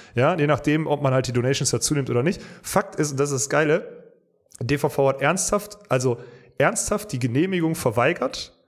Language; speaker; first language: German; native; German